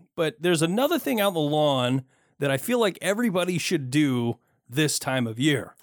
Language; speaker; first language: English; native; English